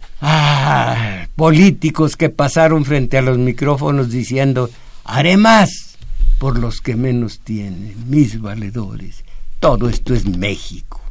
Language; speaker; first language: Spanish; native; Spanish